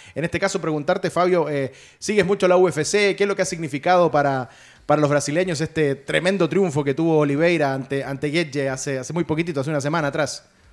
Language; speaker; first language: Spanish; native; Spanish